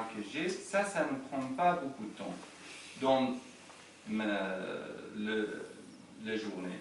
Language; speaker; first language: French; non-native, fluent; Arabic